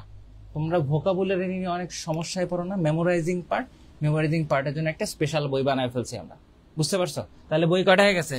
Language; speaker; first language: Bangla; native; Bangla